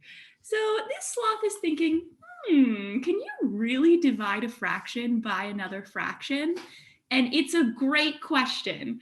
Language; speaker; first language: English; native; English